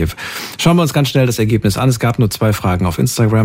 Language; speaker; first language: German; native; German